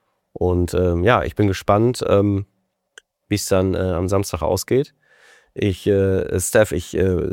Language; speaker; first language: German; native; German